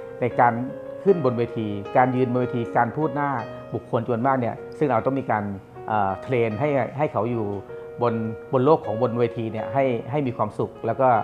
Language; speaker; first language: Thai; native; Thai